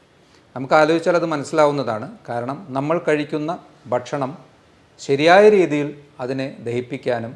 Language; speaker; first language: Malayalam; native; Malayalam